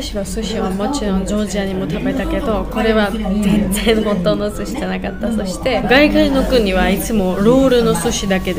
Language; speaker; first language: Japanese; non-native, learner; Georgian